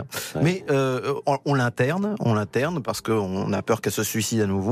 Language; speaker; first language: French; native; French